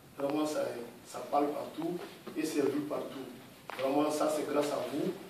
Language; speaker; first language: French; non-native, local second language; Fula